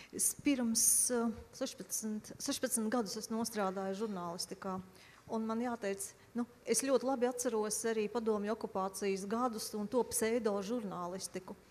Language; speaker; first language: Latvian; native; Latvian